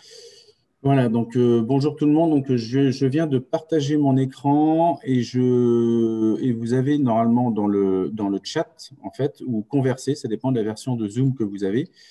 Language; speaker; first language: French; native; French